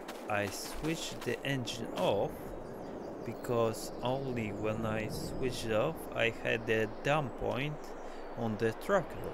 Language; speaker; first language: English; non-native, fluent; Polish